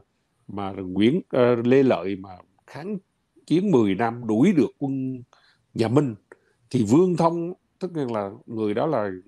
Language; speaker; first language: Vietnamese; native; Vietnamese